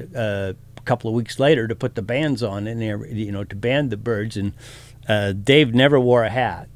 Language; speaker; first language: English; native; English